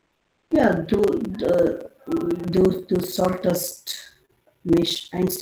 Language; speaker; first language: German; non-native, learner; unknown